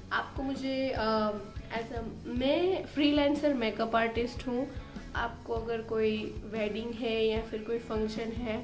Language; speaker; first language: Hindi; non-native, local second language; Gujarati